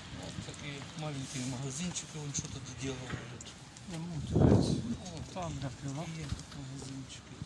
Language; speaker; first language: Russian; non-native, local second language; Ukrainian